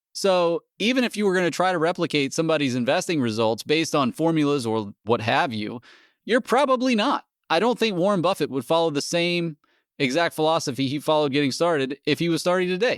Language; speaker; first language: English; native; English